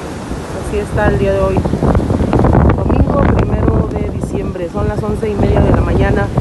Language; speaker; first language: Spanish; native; Spanish